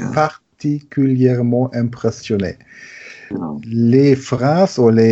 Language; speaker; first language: French; non-native, learner; German